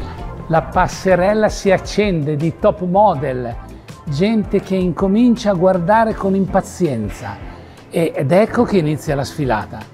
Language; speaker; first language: Italian; native; Italian